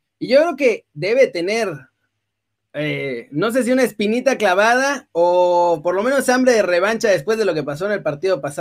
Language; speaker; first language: Spanish; native; Spanish